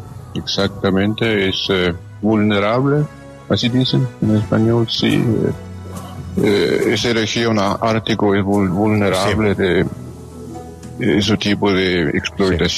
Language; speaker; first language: Spanish; non-native, fluent; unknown